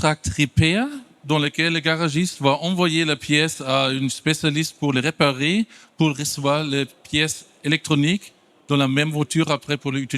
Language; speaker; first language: French; non-native, fluent; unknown